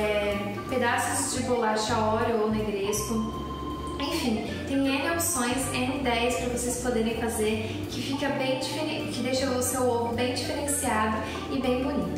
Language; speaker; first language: Portuguese; native; Portuguese